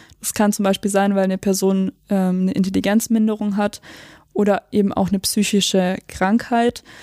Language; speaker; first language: German; native; German